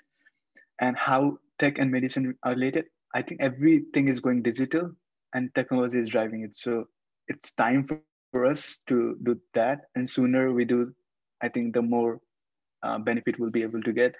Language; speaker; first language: English; non-native, local second language; Nepali